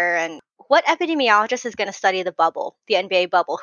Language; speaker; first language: English; native; English